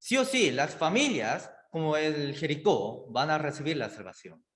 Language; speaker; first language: Spanish; native; Spanish